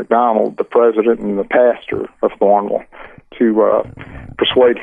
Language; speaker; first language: English; native; English